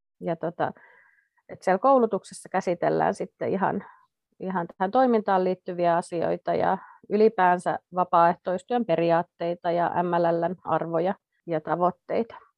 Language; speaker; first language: Finnish; native; Finnish